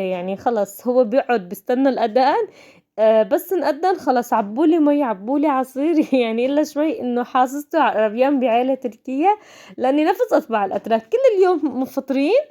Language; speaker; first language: Arabic; native; Arabic